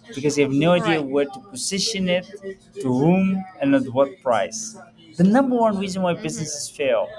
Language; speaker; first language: English; early bilingual, heritage; Dutch